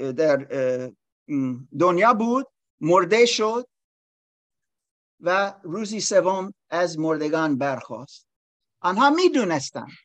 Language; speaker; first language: Persian; non-native, learner; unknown